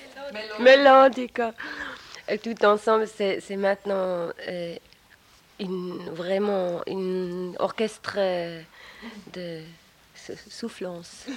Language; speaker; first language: French; non-native, local second language; German